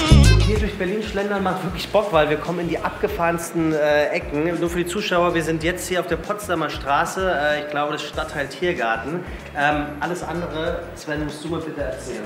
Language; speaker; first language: German; native; German